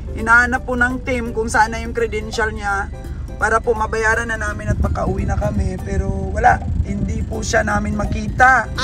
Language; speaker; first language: Filipino; non-native, local second language; Aklanon